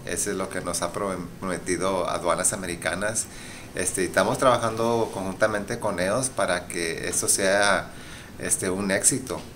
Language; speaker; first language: Spanish; early bilingual, heritage; Spanish